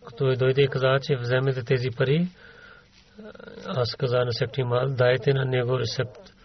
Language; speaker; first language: Bulgarian; non-native, learner; Urdu